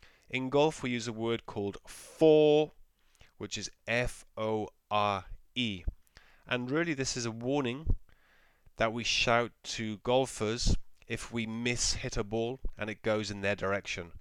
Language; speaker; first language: English; native; English